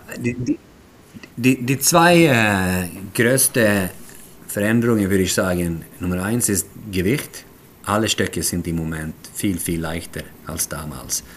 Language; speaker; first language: German; non-native, fluent; Swedish